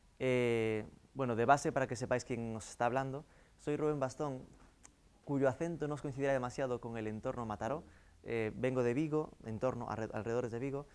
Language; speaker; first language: Spanish; native; Spanish